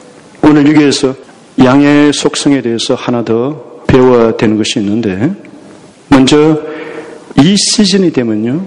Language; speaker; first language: Korean; native; Korean